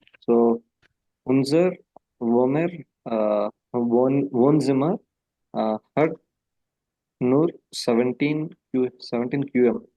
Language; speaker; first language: German; non-native, learner; Urdu